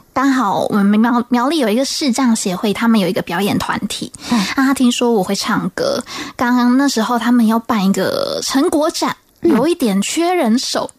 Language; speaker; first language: Chinese; native; Chinese